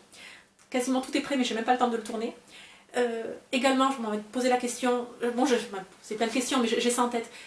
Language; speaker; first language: French; native; French